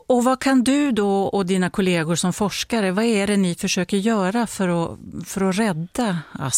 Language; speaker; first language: Swedish; native; Swedish